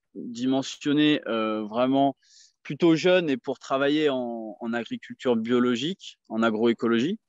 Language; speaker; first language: French; native; French